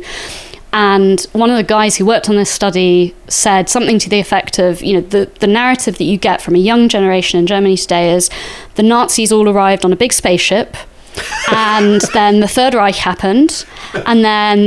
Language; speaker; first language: English; native; English